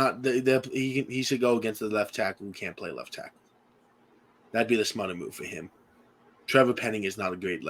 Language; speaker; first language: English; native; English